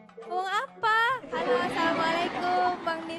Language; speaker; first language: Indonesian; native; Indonesian